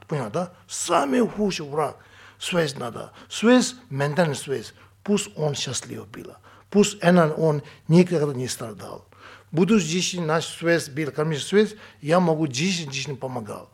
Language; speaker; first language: Russian; non-native, learner; Tibetan